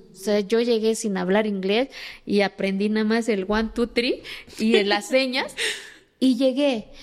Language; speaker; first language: Spanish; early bilingual, other home language; Zapotec